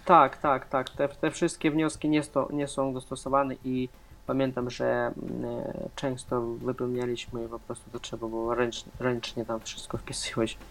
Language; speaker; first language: Polish; non-native, fluent; Russian